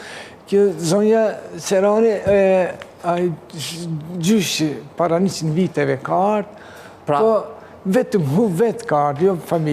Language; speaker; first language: Albanian; early bilingual, heritage; Turkish